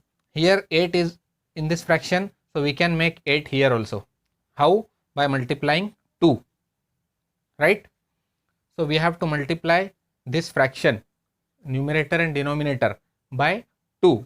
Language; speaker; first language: English; non-native, local second language; Hindi